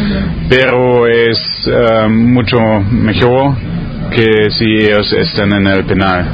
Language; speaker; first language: Spanish; non-native, learner; German